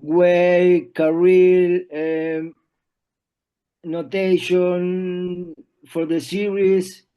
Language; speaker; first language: English; non-native, learner; Spanish